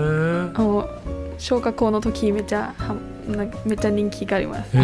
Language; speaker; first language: Japanese; non-native, learner; Thai